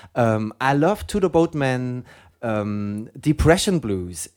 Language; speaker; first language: English; non-native, fluent; German